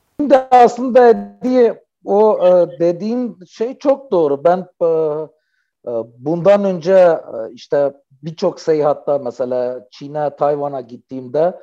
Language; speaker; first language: Turkish; non-native, fluent; Arabic